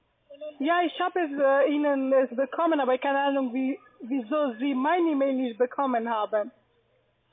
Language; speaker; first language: German; non-native, fluent; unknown